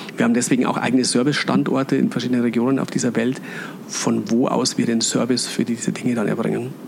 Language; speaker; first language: German; native; German